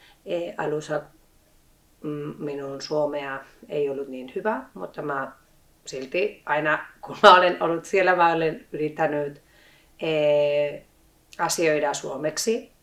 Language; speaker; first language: Finnish; non-native, fluent; Spanish